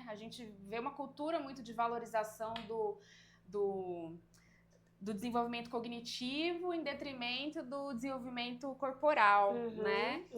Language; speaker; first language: Portuguese; native; Portuguese